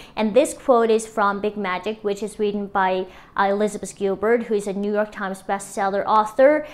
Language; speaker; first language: English; non-native, fluent; Chinese